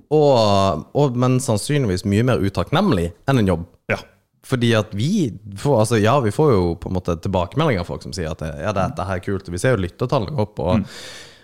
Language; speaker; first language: Norwegian; native; Norwegian